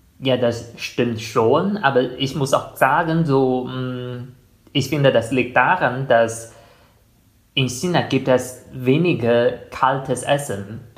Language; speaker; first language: German; non-native, fluent; Chinese